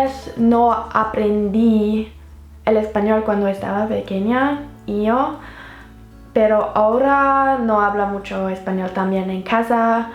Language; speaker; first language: Spanish; non-native, learner; French